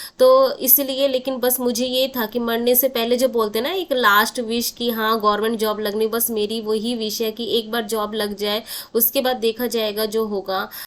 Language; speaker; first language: Hindi; non-native, local second language; Bangla